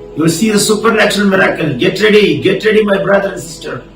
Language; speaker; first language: English; non-native, local second language; Tamil